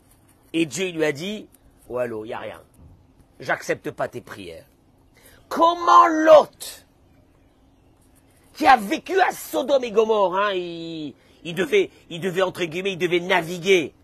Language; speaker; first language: French; native; French